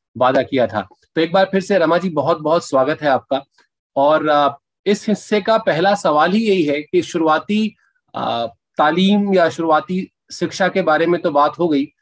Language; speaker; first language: Hindi; native; Hindi